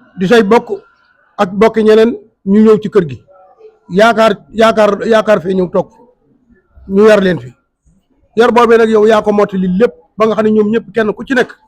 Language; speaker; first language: Wolof; native; Wolof